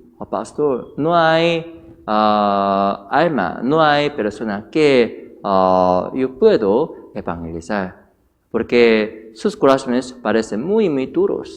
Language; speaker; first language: Spanish; non-native, fluent; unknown